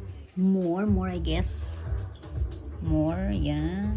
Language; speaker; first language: English; non-native, local second language; Filipino